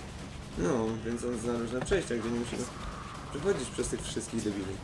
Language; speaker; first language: Polish; native; Polish